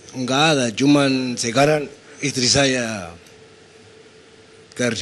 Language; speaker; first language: Indonesian; non-native, fluent; Spanish